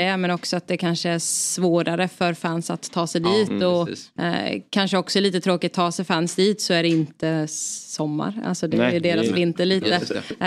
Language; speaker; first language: Swedish; native; Swedish